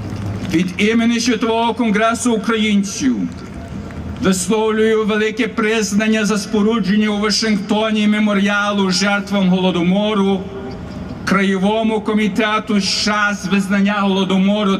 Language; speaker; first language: Ukrainian; early bilingual, heritage; Ukrainian